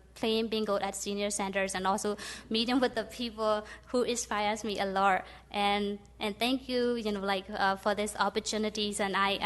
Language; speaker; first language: English; non-native, fluent; Burmese